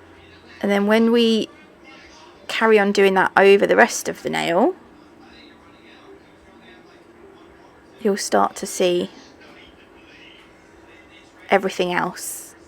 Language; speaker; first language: English; native; English